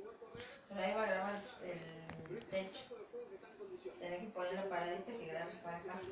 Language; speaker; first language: Spanish; native; Spanish